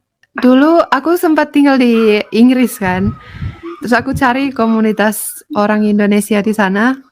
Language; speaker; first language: Indonesian; non-native, fluent; Finnish